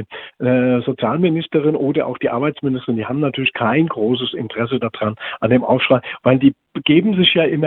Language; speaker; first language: German; native; German